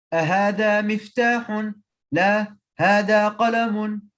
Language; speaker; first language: Arabic; non-native, learner; English